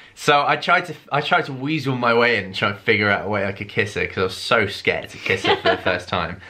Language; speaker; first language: English; native; English